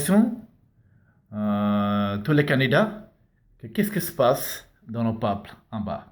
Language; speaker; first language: French; non-native, learner; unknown